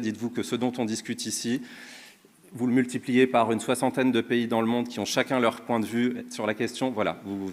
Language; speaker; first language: French; native; French